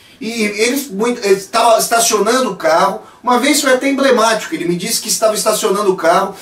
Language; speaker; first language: Portuguese; native; Portuguese